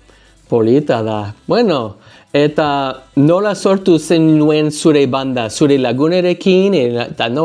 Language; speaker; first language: Basque; non-native, learner; English